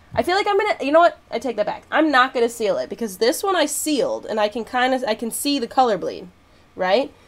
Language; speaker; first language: English; native; English